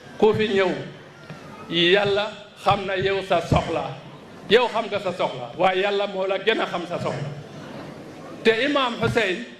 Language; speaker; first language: Wolof; non-native, local second language; Fula